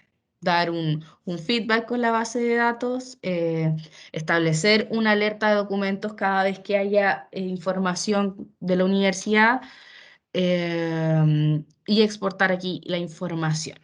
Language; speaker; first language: Spanish; native; Spanish